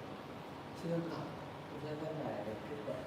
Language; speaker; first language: Chinese; native; Chinese